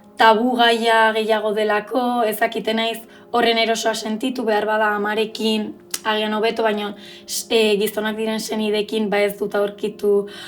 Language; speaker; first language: Basque; native; Basque